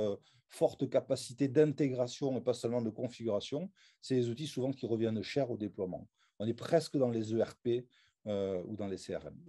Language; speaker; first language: French; native; French